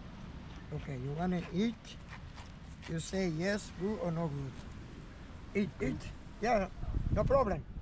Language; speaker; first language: English; non-native, learner; Spanish